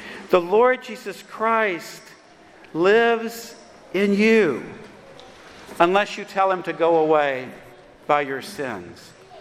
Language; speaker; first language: English; native; English